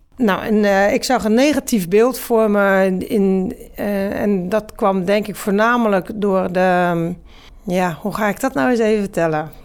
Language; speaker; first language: Dutch; native; Dutch